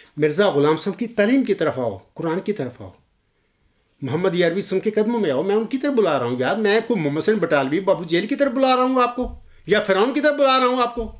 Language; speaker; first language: Urdu; non-native, local second language; Punjabi